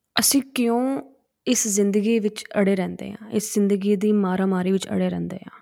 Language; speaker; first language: Punjabi; early bilingual, heritage; Punjabi